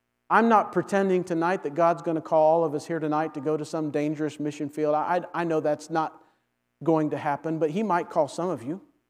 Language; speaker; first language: English; native; English